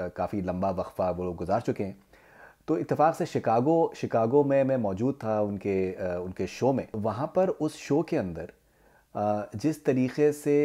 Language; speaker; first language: Hindi; native; Hindi